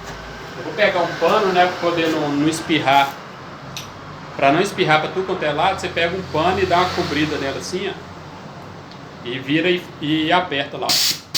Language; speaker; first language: Portuguese; native; Portuguese